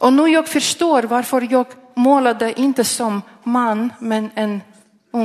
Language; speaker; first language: Swedish; non-native, learner; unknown